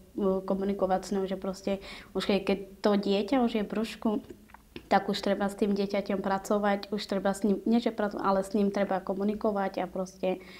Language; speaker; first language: Slovak; non-native, local second language; Romany